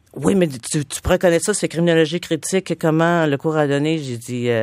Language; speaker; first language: French; native; French